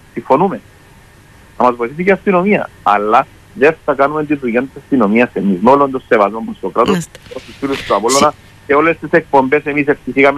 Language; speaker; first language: Greek; native; Greek